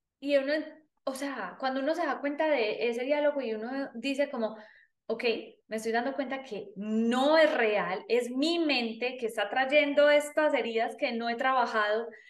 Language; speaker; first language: Spanish; native; Spanish